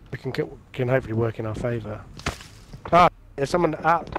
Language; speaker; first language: English; native; English